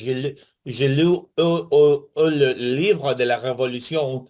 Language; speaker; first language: French; non-native, learner; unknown